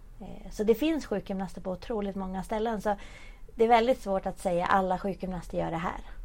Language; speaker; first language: Swedish; native; Swedish